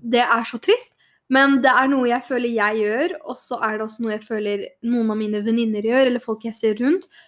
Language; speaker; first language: Norwegian; early bilingual, other home language; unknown